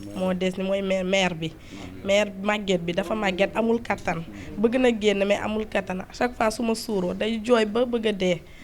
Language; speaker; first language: Wolof; non-native, local second language; Fula